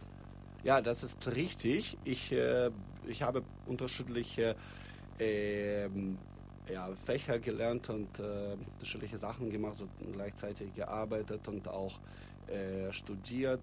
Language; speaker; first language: German; non-native, fluent; Russian